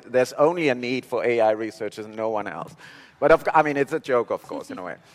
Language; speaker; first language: English; non-native, fluent; Danish